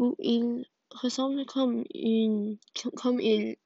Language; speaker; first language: French; non-native, learner; English